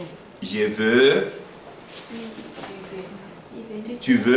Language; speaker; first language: French; non-native, fluent; Korean